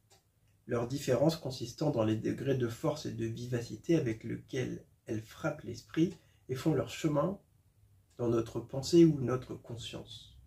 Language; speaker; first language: French; native; French